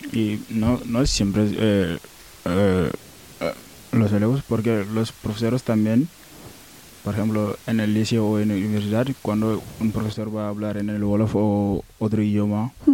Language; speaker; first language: Spanish; non-native, learner; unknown